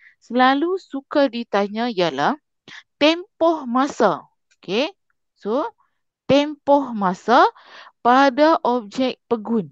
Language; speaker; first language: Malay; native; Malay